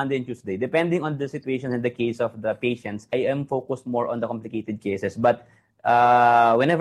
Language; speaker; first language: English; non-native, local second language; Filipino